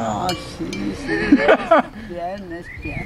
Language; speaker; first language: Spanish; non-native, learner; Norwegian